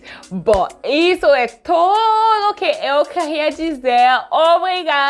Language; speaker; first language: Portuguese; non-native, learner; French